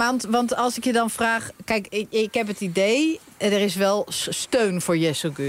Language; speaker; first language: Dutch; native; Dutch